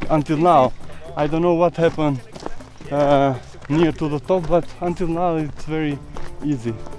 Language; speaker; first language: English; non-native, learner; Albanian